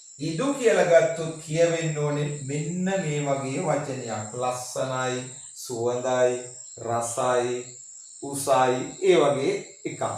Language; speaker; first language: Sinhala; non-native, local second language; Tamil